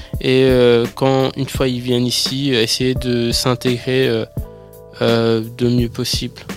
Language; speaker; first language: French; early bilingual, other home language; Persian